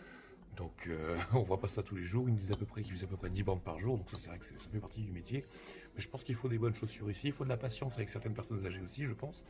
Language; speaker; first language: French; native; French